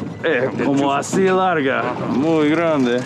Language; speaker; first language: Spanish; non-native, learner; English